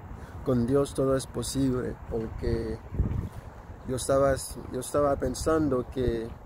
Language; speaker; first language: Spanish; non-native, local second language; Haitian Creole